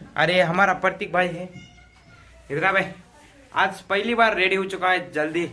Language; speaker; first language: Hindi; non-native, local second language; Marathi